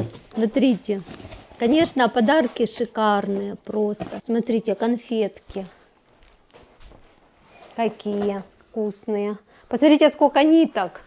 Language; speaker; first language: Russian; native; Russian